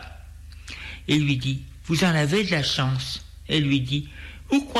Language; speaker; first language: French; native; French